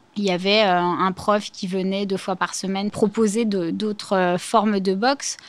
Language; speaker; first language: French; native; French